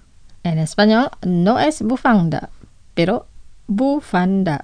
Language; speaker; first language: Spanish; non-native, fluent; Indonesian